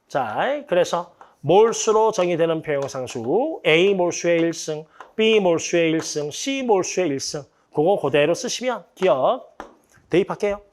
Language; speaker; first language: Korean; native; Korean